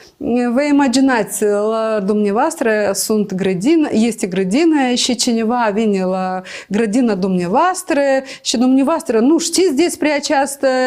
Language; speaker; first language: Romanian; non-native, local second language; Gagauz